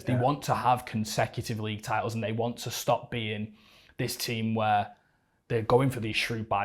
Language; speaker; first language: English; native; English